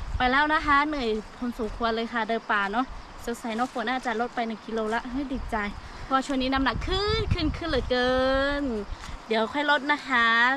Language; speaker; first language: Thai; non-native, local second language; Lahu